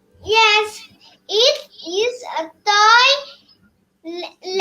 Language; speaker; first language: English; non-native, learner; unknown